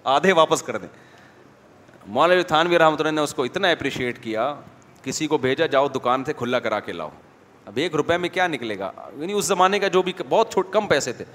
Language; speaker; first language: Urdu; native; Urdu